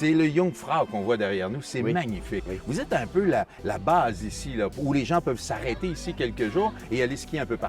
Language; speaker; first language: French; native; French